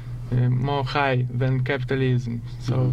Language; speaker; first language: English; non-native, learner; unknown